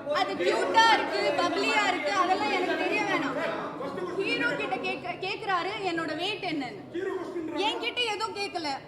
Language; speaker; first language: Tamil; non-native, local second language; Malayalam